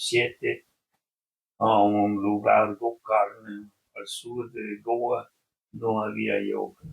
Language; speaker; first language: Spanish; non-native, fluent; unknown